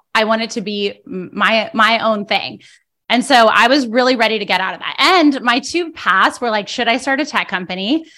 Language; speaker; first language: English; early bilingual, other home language; Spanish